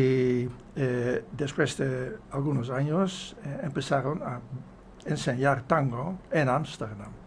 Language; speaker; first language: Spanish; non-native, fluent; Dutch